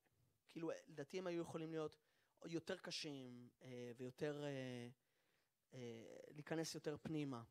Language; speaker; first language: Hebrew; native; Hebrew